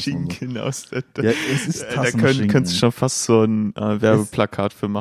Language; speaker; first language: German; native; German